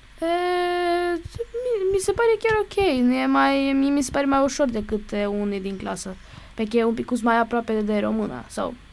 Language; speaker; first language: Romanian; early bilingual, heritage; Romanian